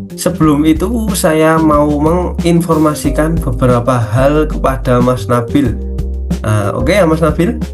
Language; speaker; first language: Indonesian; native; Indonesian